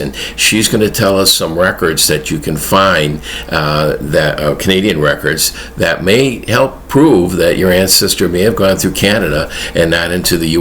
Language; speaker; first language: English; native; English